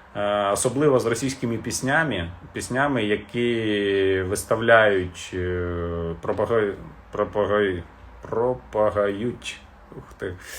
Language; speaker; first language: Ukrainian; non-native, local second language; Russian